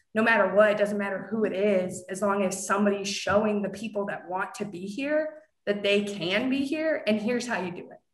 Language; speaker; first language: English; native; English